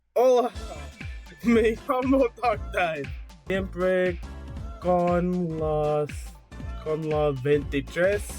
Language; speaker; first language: Spanish; non-native, learner; English